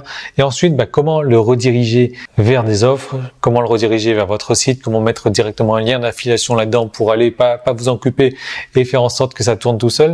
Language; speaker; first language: French; native; French